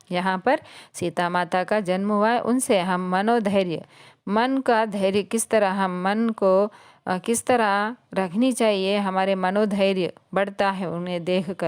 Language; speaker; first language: Hindi; non-native, local second language; Telugu